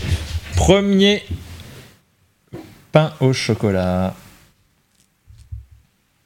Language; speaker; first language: French; native; French